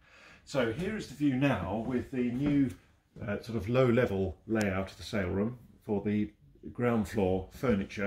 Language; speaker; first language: English; native; English